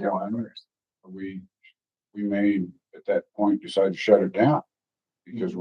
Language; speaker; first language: English; native; English